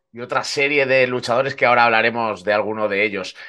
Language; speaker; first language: Spanish; native; Spanish